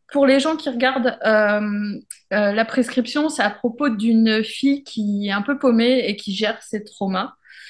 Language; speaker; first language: French; native; French